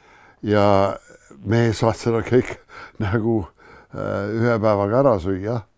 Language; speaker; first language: Estonian; non-native, fluent; English